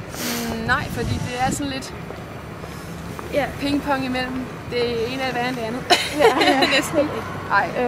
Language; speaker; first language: Danish; native; Danish